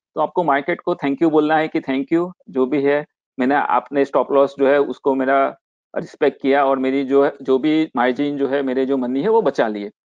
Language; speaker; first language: Hindi; non-native, local second language; Gujarati